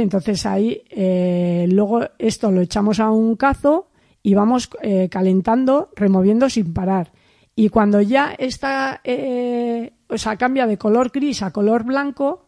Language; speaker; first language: Spanish; native; Spanish